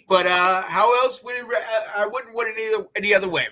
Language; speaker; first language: English; native; English